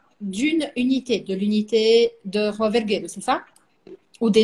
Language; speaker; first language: French; non-native, fluent; Portuguese